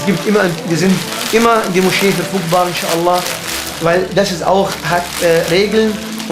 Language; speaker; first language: German; non-native, fluent; Arabic